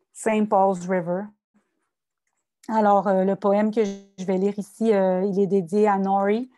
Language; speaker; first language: French; native; French